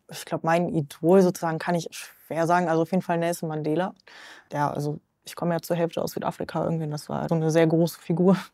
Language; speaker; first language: German; native; German